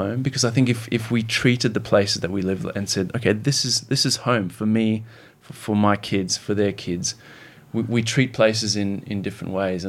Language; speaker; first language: English; native; English